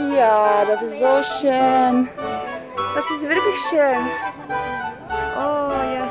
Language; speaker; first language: German; non-native, learner; Czech